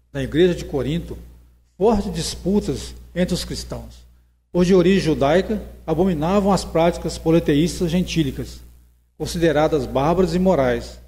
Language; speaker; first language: Portuguese; native; Portuguese